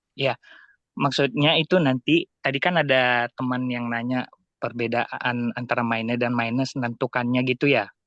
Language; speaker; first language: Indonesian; native; Indonesian